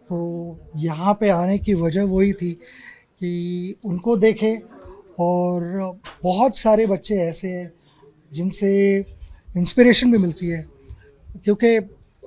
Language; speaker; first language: Hindi; non-native, local second language; Marathi